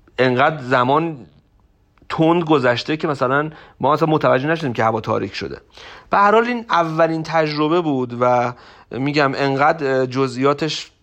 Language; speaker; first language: Persian; native; Persian